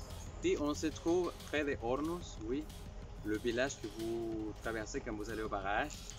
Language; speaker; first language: French; non-native, fluent; Spanish